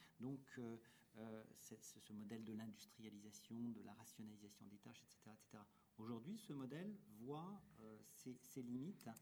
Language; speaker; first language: French; native; French